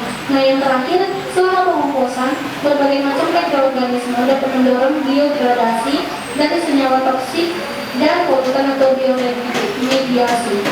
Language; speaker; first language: Indonesian; native; Indonesian